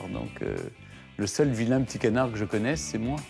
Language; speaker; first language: French; native; French